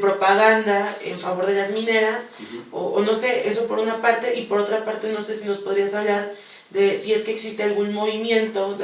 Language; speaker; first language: Spanish; native; Spanish